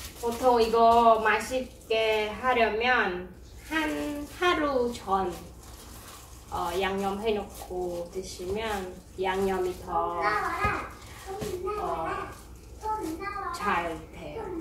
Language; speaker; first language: Korean; non-native, fluent; Khmer